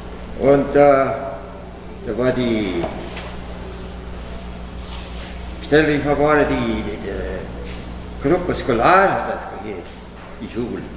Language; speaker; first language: German; early bilingual, heritage; German